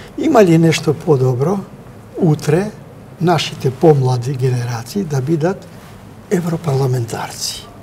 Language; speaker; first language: Macedonian; non-native, local second language; Albanian